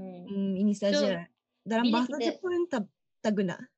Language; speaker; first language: Indonesian; non-native, learner; Japanese